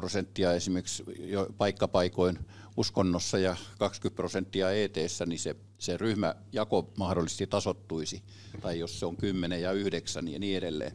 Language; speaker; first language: Finnish; native; Finnish